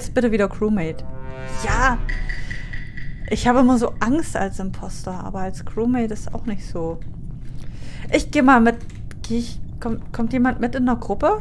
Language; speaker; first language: German; native; German